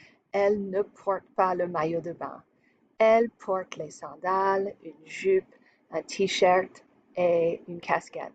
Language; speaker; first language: French; non-native, fluent; English